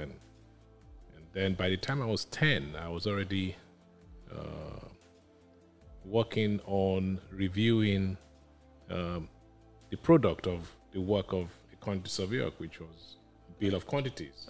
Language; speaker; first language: English; non-native, local second language; Yoruba